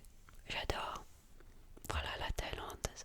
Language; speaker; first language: French; early bilingual, heritage; French